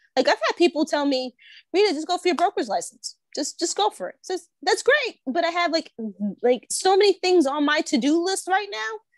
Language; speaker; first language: English; native; English